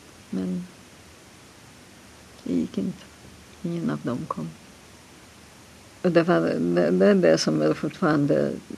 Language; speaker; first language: Swedish; non-native, fluent; Polish